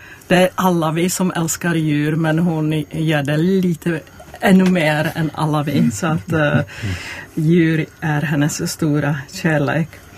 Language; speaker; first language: Swedish; non-native, fluent; Czech